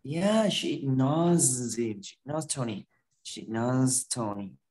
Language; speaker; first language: English; non-native, fluent; Vietnamese